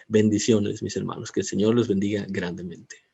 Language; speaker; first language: Spanish; native; Spanish